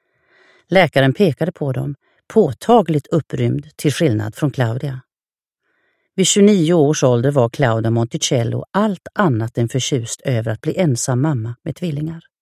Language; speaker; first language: Swedish; native; Swedish